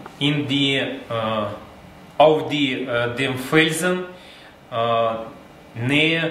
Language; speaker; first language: German; non-native, learner; Russian